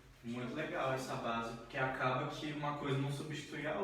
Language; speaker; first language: Portuguese; native; Portuguese